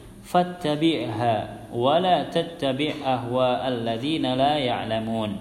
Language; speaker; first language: Arabic; non-native, fluent; Indonesian